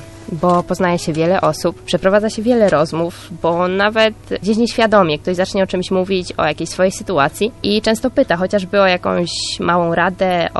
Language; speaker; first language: Polish; native; Polish